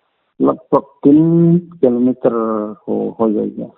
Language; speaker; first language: Hindi; non-native, local second language; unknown